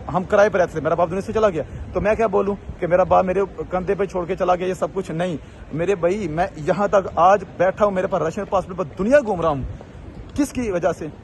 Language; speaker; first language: Urdu; non-native, local second language; Punjabi